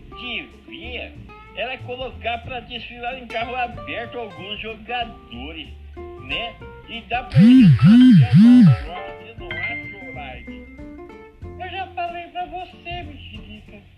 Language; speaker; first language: Portuguese; native; Portuguese